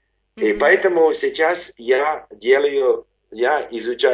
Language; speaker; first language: Russian; non-native, learner; English